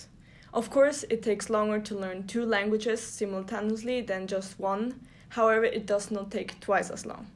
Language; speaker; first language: English; non-native, fluent; German